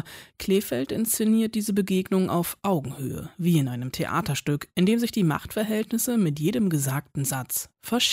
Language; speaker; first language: German; native; German